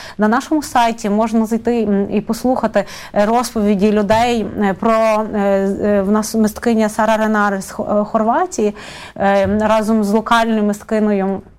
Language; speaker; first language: Ukrainian; native; Ukrainian